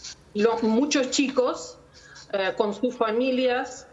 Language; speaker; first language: Spanish; non-native, learner; Ukrainian